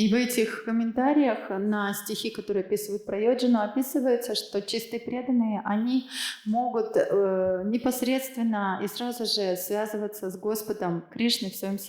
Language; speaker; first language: Russian; native; Russian